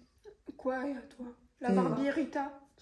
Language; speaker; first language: French; native; French